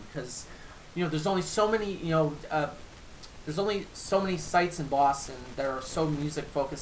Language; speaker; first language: English; native; English